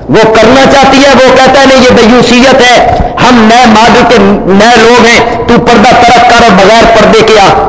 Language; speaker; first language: Urdu; non-native, local second language; Punjabi